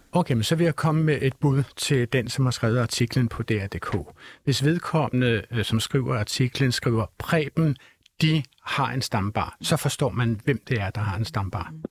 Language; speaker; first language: Danish; native; Danish